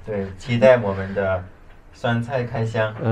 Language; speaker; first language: Chinese; native; Chinese